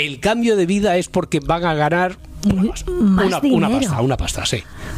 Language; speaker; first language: Spanish; native; Spanish